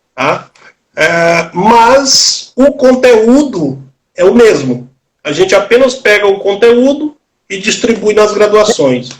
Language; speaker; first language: Portuguese; native; Portuguese